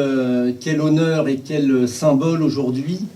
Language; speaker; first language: French; native; French